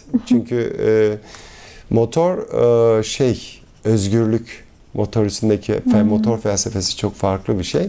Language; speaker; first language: Turkish; early bilingual, heritage; Turkish